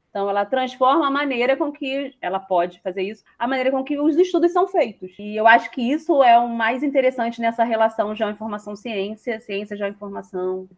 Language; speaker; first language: Portuguese; native; Portuguese